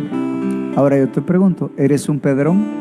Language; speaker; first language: Spanish; native; Spanish